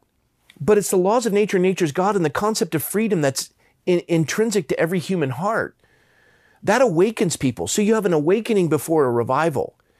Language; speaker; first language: English; native; English